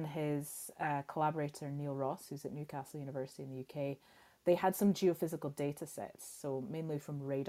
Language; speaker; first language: English; native; English